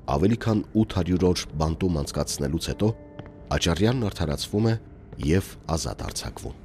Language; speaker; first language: Armenian; native; Armenian